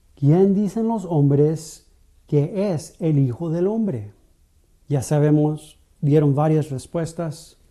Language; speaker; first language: Spanish; non-native, fluent; English